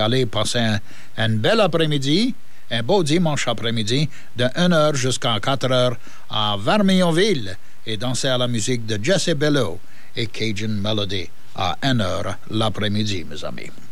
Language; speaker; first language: French; early bilingual, heritage; French